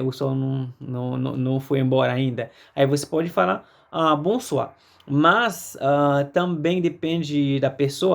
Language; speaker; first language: Portuguese; non-native, fluent; Haitian Creole